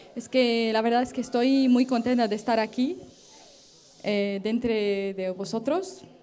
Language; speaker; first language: Spanish; non-native, fluent; Arabic